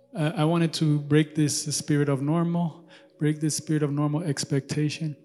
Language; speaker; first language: English; non-native, local second language; Amharic